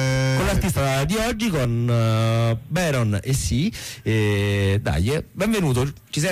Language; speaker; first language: Italian; native; Italian